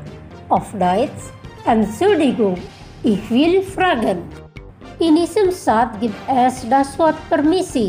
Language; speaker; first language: German; non-native, fluent; Indonesian